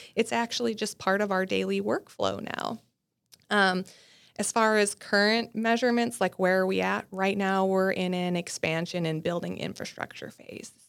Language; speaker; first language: English; native; English